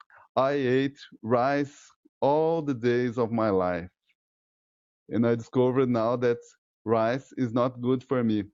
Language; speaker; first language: English; non-native, fluent; Portuguese